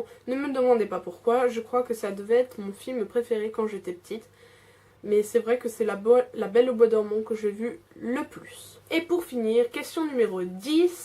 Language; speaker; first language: French; native; French